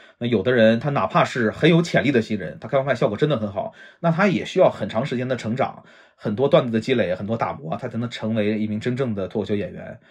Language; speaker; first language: Chinese; native; Chinese